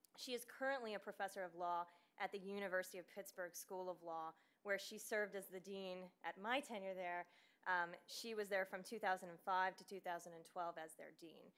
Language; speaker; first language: English; native; English